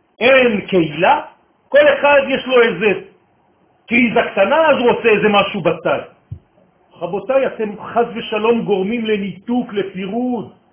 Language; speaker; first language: Hebrew; non-native, fluent; French